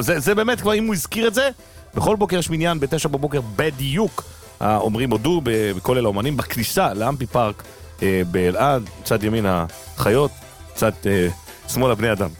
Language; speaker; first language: Hebrew; native; Hebrew